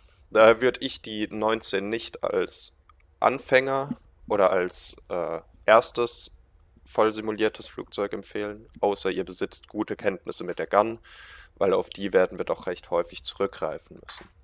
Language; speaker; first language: German; native; German